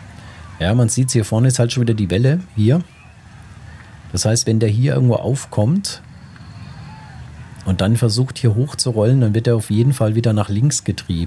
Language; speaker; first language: German; native; German